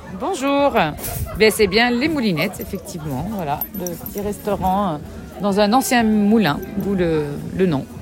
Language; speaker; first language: French; non-native, local second language; Dutch